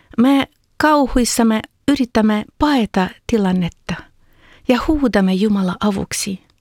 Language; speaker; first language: Finnish; non-native, fluent; Ukrainian